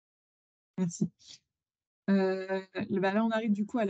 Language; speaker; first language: French; native; French